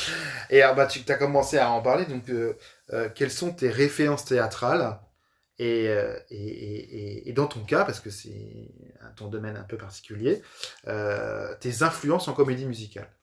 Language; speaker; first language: French; native; French